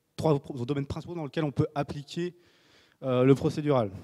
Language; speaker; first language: French; native; French